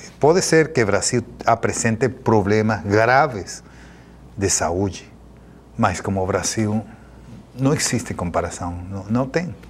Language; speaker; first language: Portuguese; non-native, fluent; Spanish